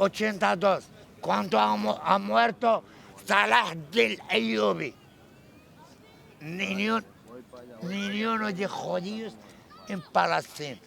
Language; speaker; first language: Spanish; non-native, learner; Arabic